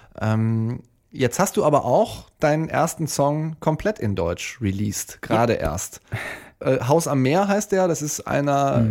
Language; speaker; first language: German; native; German